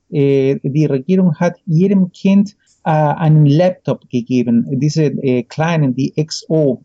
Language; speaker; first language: German; non-native, fluent; Spanish